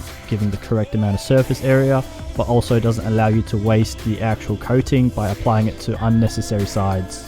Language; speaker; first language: English; native; English